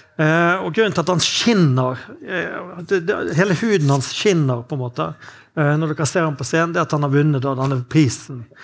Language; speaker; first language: Norwegian; native; Norwegian